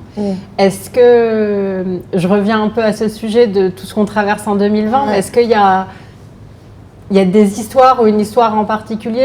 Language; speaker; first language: French; native; French